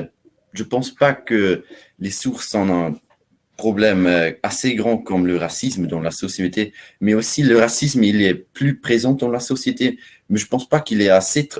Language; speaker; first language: French; non-native, learner; German